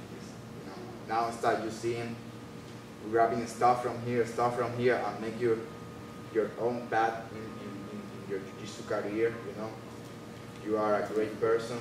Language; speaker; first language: English; non-native, learner; Spanish